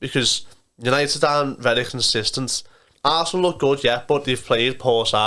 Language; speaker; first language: English; native; English